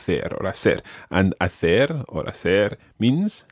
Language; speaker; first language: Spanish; non-native, fluent; English